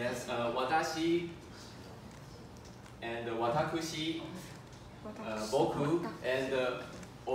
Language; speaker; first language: English; non-native, fluent; Chinese